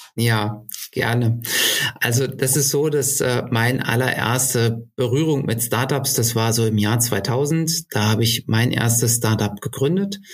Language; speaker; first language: German; native; German